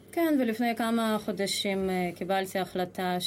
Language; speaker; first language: Hebrew; non-native, fluent; Russian